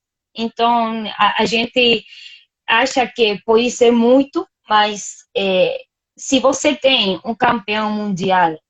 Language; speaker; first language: Portuguese; non-native, fluent; Spanish